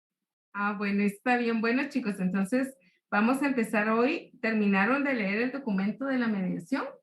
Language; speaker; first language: Spanish; native; Spanish